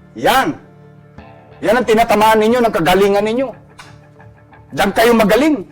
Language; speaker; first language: Filipino; native; Filipino